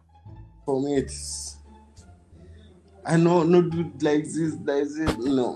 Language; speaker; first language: English; non-native, learner; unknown